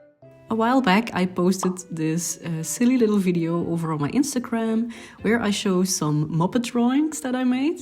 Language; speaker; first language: English; non-native, fluent; Dutch